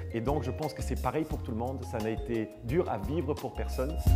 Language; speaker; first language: French; non-native, local second language; Luxembourgish